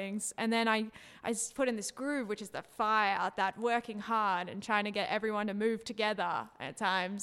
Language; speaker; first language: English; native; English